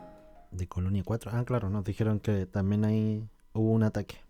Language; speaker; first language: Spanish; native; Spanish